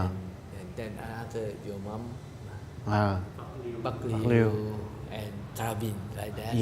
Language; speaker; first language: English; non-native, learner; Thai